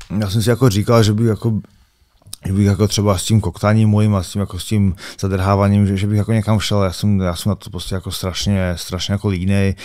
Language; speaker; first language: Czech; native; Czech